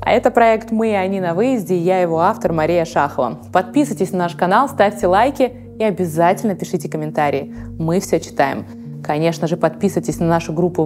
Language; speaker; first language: Russian; native; Russian